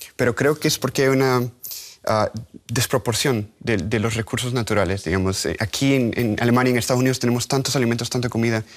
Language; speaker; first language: Spanish; native; Spanish